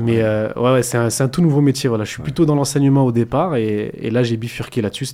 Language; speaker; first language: French; early bilingual, other home language; Arabic